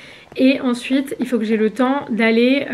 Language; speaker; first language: French; native; French